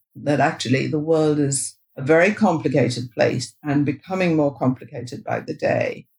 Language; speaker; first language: English; non-native, local second language; Bangla